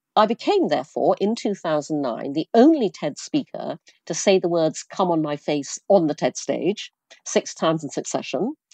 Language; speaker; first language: English; early bilingual, other home language; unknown